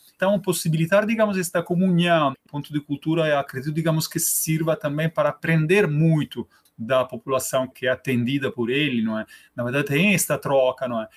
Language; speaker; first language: Portuguese; non-native, fluent; Italian